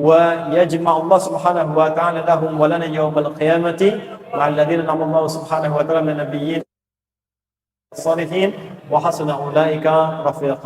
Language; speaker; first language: Arabic; non-native, fluent; Indonesian